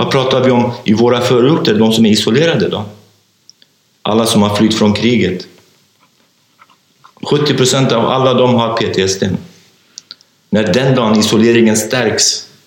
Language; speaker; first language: Swedish; non-native, fluent; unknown